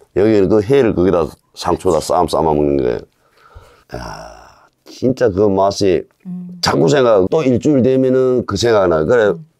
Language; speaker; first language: Korean; native; Korean